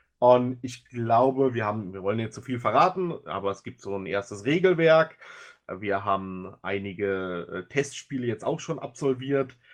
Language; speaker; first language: German; native; German